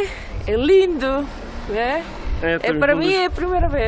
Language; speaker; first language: Portuguese; non-native, learner; Korean